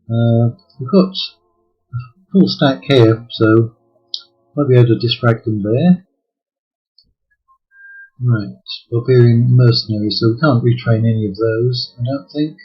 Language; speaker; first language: English; native; English